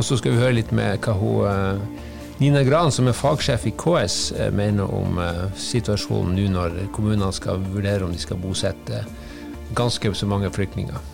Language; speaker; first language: Norwegian; native; Norwegian